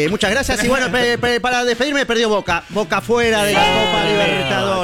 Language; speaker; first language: Spanish; native; Spanish